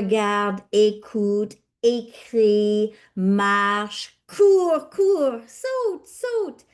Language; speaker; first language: French; non-native, fluent; English